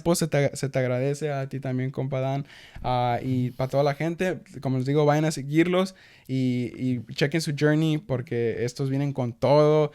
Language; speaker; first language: Spanish; early bilingual, heritage; Spanish